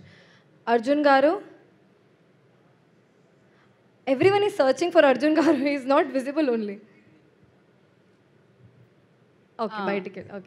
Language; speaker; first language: Telugu; non-native, learner; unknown